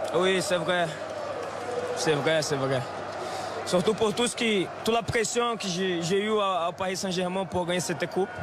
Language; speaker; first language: French; non-native, fluent; Portuguese